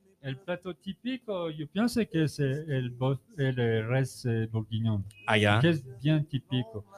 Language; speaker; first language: Spanish; non-native, learner; French